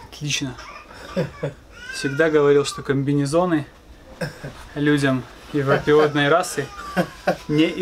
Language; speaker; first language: Russian; native; Russian